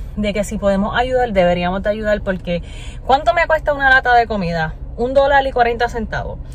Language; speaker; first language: Spanish; native; Spanish